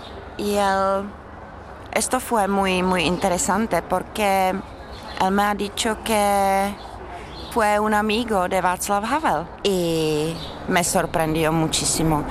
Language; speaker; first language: Spanish; non-native, learner; Czech